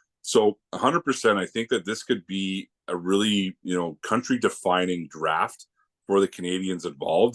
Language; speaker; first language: English; native; English